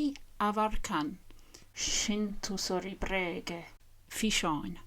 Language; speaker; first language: Irish; non-native, learner; English